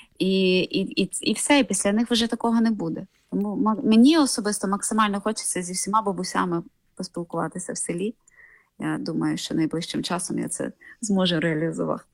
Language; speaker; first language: Ukrainian; native; Ukrainian